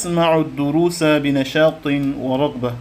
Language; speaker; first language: Arabic; non-native, fluent; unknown